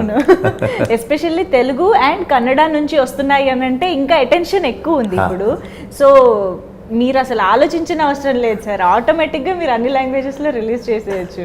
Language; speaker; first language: Telugu; native; Telugu